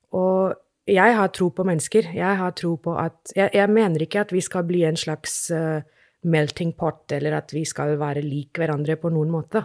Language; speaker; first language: Norwegian; non-native, fluent; English